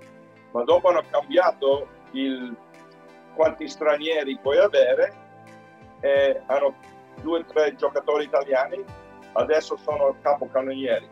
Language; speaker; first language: Italian; early bilingual, heritage; Italian